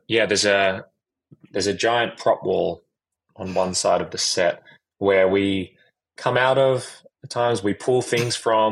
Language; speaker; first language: English; native; English